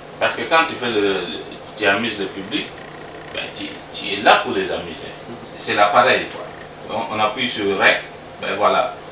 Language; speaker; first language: French; non-native, local second language; Lingala